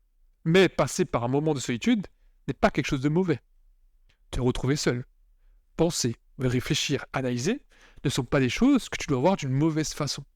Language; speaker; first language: French; native; French